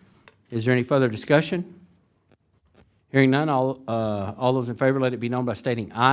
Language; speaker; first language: English; native; English